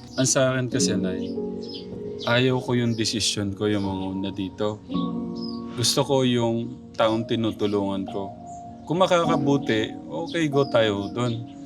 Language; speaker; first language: Filipino; native; Filipino